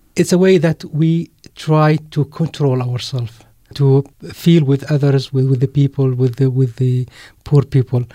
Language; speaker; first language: English; non-native, fluent; Arabic